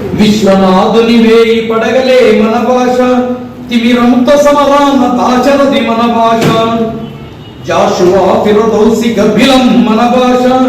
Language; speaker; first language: Telugu; native; Telugu